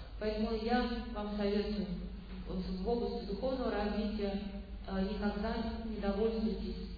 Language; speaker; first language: Russian; native; Russian